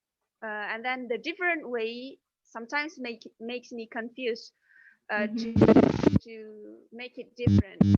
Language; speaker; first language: English; non-native, fluent; Indonesian